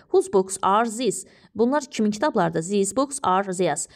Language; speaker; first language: English; non-native, fluent; Azerbaijani